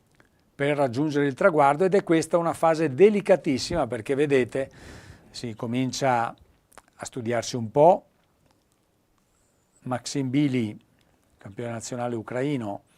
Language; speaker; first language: Italian; native; Italian